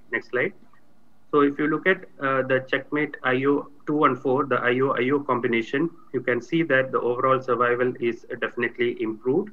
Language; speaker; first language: English; non-native, local second language; Tamil